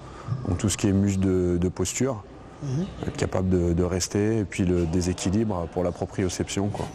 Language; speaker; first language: French; native; French